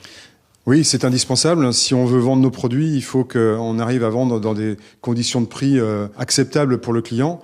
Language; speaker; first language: French; native; French